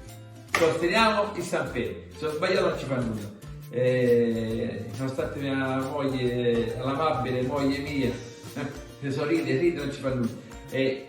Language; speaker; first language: Italian; native; Italian